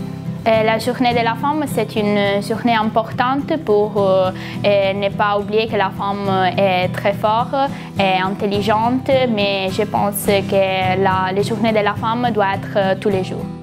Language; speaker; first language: French; non-native, learner; Italian